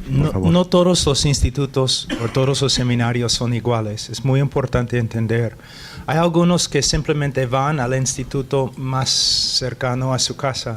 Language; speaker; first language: Spanish; non-native, fluent; English